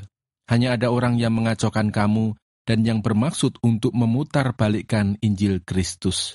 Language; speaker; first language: Indonesian; native; Indonesian